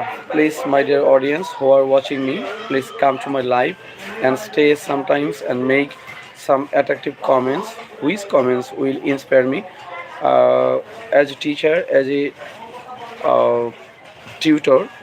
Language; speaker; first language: English; non-native, local second language; Bangla